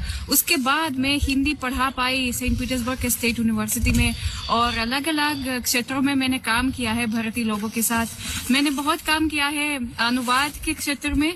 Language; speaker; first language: Hindi; non-native, fluent; Russian